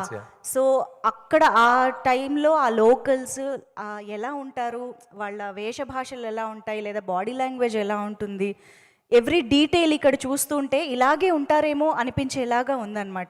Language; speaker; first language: Telugu; native; Telugu